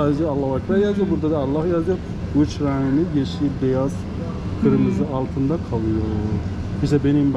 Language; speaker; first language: Turkish; non-native, learner; Persian